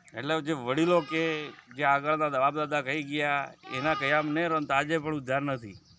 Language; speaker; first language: Gujarati; non-native, local second language; Bhili